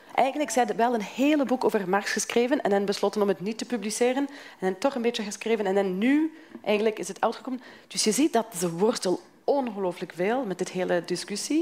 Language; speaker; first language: Dutch; non-native, fluent; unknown